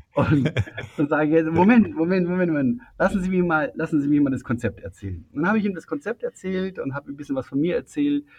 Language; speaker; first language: German; native; German